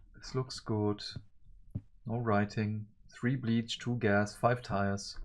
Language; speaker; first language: English; early bilingual, other home language; Turkish